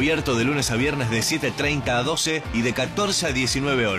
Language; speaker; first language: Spanish; native; Spanish